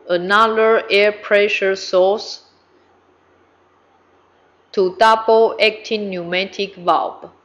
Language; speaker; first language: English; non-native, fluent; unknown